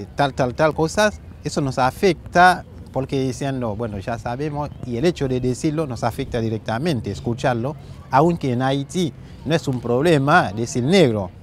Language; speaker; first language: Spanish; non-native, fluent; Haitian Creole